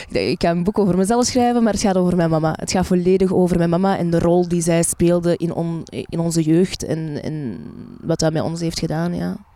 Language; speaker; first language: Dutch; early bilingual, other home language; Arabic